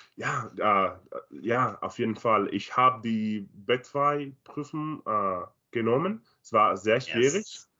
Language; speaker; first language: German; non-native, learner; Spanish